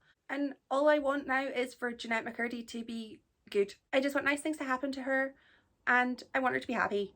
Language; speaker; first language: English; native; English